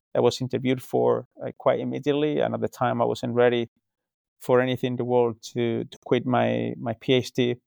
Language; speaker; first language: English; non-native, fluent; Spanish